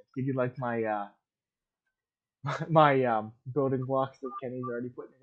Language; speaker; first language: English; native; English